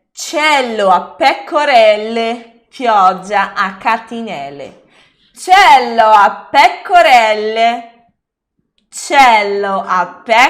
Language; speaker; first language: Italian; non-native, fluent; Portuguese